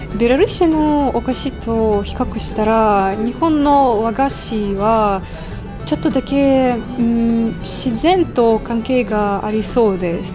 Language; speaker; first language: Japanese; non-native, fluent; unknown